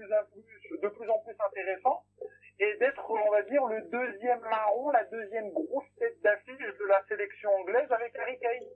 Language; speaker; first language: French; native; French